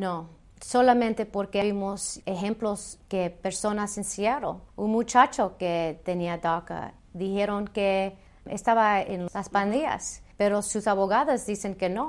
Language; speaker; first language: Spanish; early bilingual, heritage; Spanish